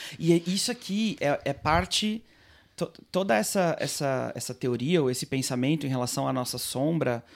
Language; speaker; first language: Portuguese; native; Portuguese